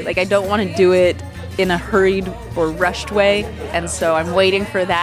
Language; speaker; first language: English; native; English